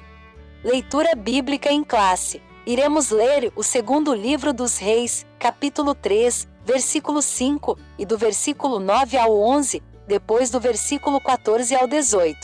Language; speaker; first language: Portuguese; native; Portuguese